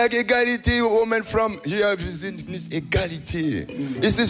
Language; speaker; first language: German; non-native, learner; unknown